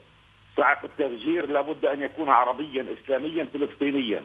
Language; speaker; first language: Arabic; native; Arabic